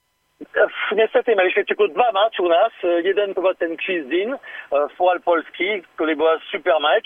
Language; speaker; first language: Polish; non-native, learner; French